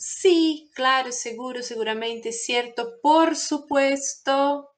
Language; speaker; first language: Spanish; non-native, fluent; Portuguese